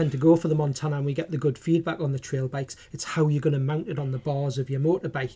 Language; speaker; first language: English; native; English